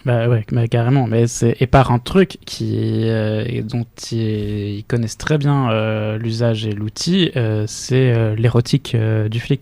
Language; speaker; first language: French; native; French